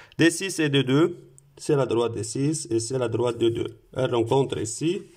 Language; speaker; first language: French; non-native, local second language; Arabic